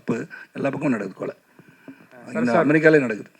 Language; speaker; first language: Tamil; native; Tamil